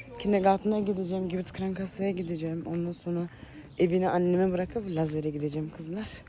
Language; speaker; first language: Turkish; early bilingual, heritage; Turkish